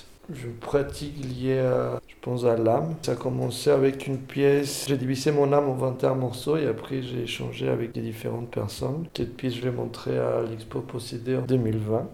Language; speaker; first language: French; non-native, fluent; Spanish